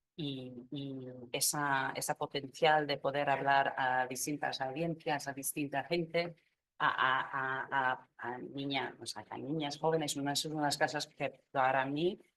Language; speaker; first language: Spanish; non-native, fluent; English